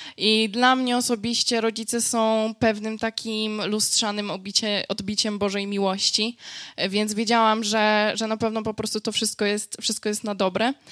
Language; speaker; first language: Polish; native; Polish